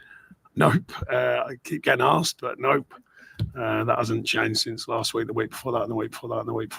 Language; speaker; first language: English; native; English